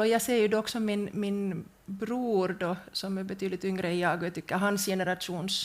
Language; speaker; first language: Swedish; native; Swedish